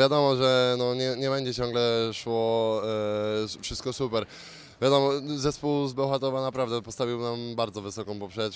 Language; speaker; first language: Polish; native; Polish